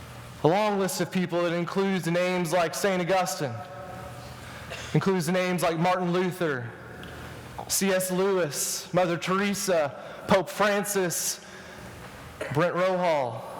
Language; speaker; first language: English; native; English